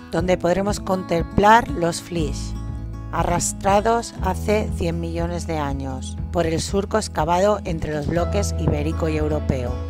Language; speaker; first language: Spanish; native; Spanish